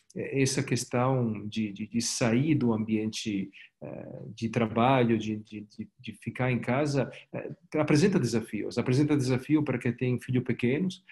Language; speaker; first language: Portuguese; non-native, fluent; Italian